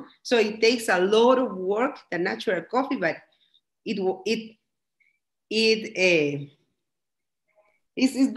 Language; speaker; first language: English; non-native, fluent; Spanish